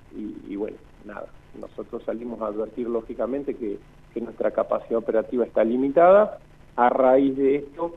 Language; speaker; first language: Spanish; native; Spanish